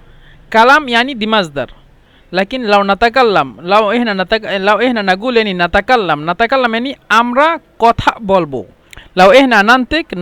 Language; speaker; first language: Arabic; non-native, fluent; Bangla